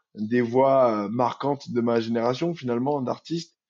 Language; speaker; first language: French; native; French